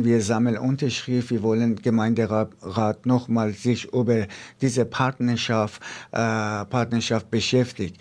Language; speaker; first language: German; non-native, fluent; Persian